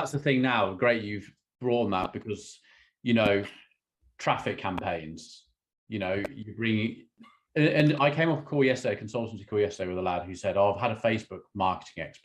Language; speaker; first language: English; native; English